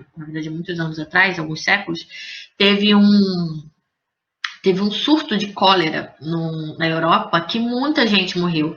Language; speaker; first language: Portuguese; native; Portuguese